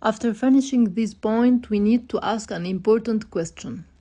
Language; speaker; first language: English; non-native, fluent; Arabic